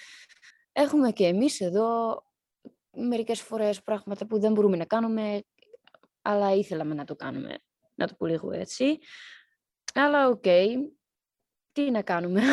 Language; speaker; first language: Greek; early bilingual, heritage; Dutch